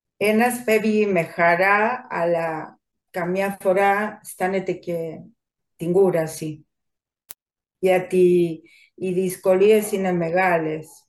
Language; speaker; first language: Greek; early bilingual, heritage; Spanish